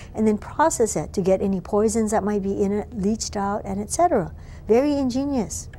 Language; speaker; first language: English; native; English